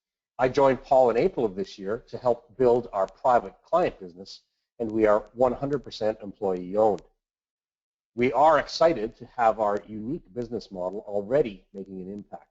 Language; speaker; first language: English; native; English